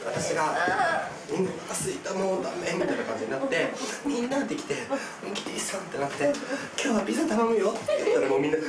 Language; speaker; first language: Japanese; native; Japanese